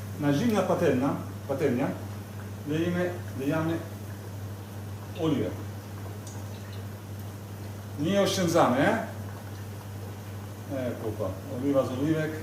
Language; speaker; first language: Polish; non-native, learner; Italian